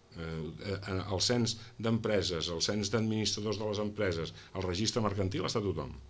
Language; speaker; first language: Catalan; non-native, local second language; Spanish